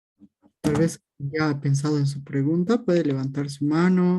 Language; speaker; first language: Spanish; native; Spanish